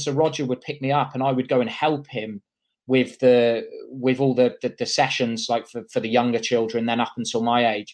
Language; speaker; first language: English; native; English